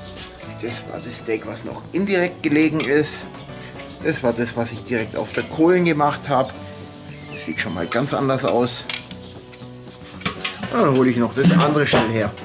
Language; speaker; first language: German; native; German